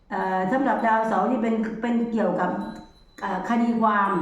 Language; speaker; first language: Thai; non-native, local second language; Northeastern Thai